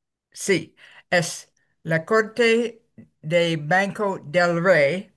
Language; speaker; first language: Spanish; non-native, learner; English